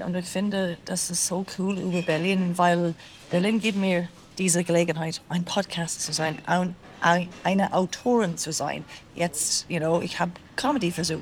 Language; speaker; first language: German; non-native, learner; English